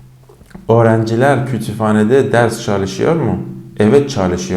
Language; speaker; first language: Turkish; non-native, fluent; Persian